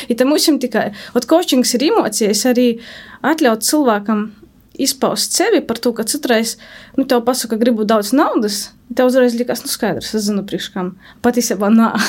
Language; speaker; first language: Latvian; native; Latvian